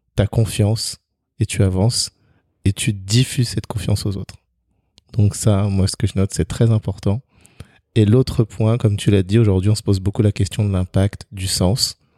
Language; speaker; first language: French; native; French